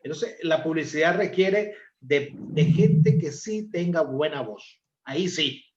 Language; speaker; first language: Spanish; native; Spanish